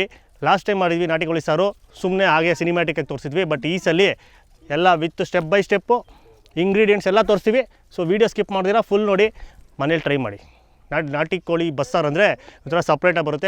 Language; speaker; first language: Kannada; native; Kannada